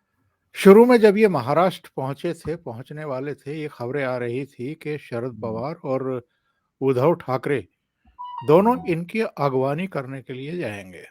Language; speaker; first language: Hindi; native; Hindi